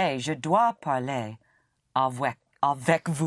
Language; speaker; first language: French; non-native, learner; English